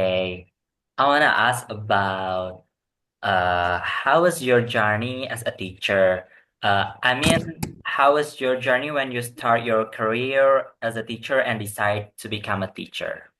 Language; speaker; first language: English; non-native, learner; Indonesian